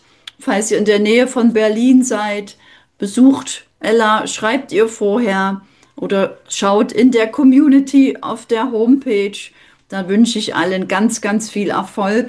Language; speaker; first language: German; native; German